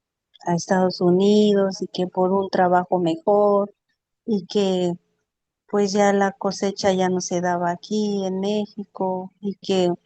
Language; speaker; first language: Spanish; native; Spanish